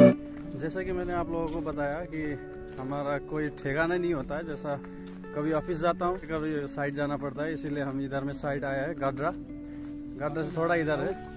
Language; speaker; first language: Hindi; non-native, local second language; Nepali